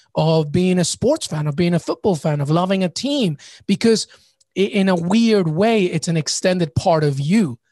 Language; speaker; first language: English; early bilingual, other home language; Spanish